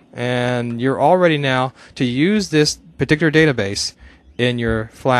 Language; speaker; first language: English; native; English